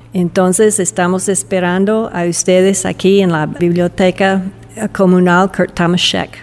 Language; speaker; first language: Spanish; non-native, fluent; English